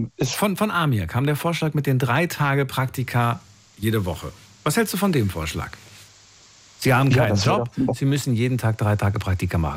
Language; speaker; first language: German; native; German